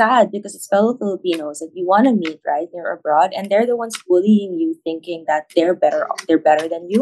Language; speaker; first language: English; non-native, local second language; Filipino